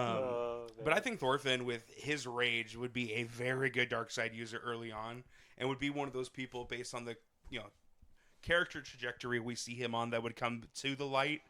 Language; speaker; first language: English; native; English